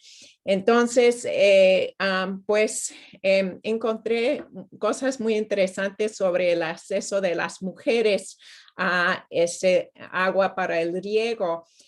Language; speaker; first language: Spanish; non-native, fluent; English